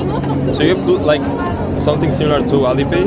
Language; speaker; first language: English; non-native, fluent; Spanish